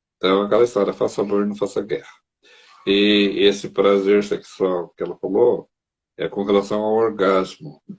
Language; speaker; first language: Portuguese; native; Portuguese